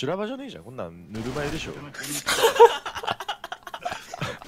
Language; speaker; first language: Japanese; native; Japanese